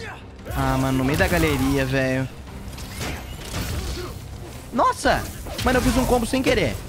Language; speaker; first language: Portuguese; native; Portuguese